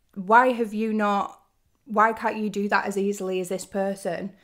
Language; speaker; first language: English; native; English